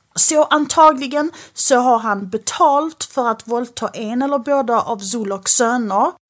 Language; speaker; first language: Swedish; native; Swedish